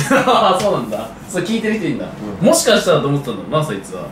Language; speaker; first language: Japanese; native; Japanese